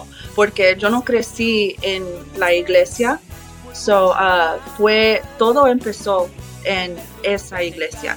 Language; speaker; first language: Spanish; early bilingual, heritage; English